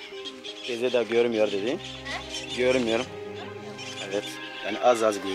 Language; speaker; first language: Turkish; non-native, learner; Hausa